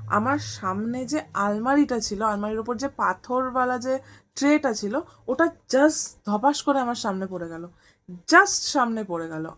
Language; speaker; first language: Bangla; native; Bangla